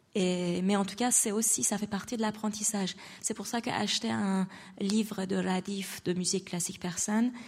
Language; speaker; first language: French; non-native, fluent; Persian